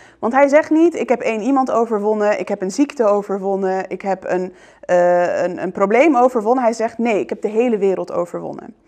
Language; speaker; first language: Dutch; early bilingual, other home language; Arabic